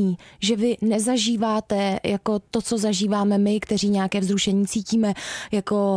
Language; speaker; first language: Czech; native; Czech